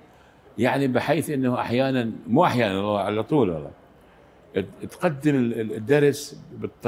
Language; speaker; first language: Arabic; native; Arabic